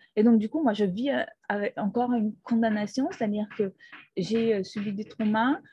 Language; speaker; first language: French; non-native, fluent; Portuguese